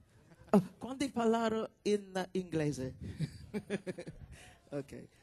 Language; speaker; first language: Italian; non-native, learner; English